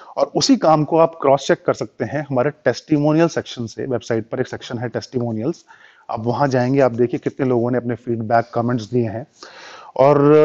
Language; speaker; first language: Hindi; native; Hindi